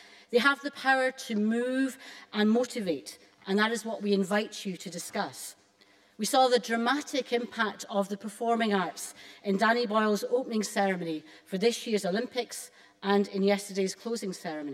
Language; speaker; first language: English; native; English